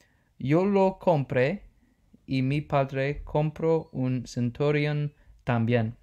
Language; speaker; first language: Spanish; non-native, learner; English